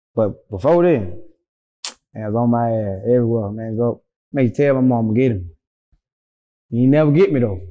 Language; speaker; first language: English; native; English